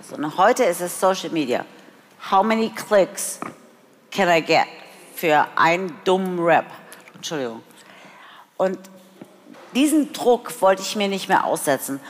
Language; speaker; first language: German; early bilingual, other home language; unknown